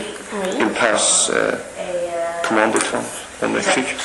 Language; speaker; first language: French; non-native, learner; English